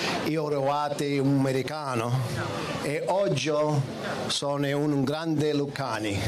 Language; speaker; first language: Italian; early bilingual, heritage; Italian